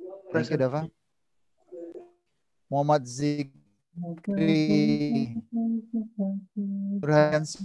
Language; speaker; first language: English; non-native, learner; Indonesian